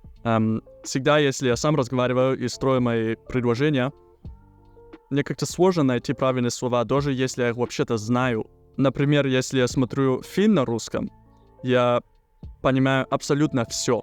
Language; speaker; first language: Russian; early bilingual, heritage; German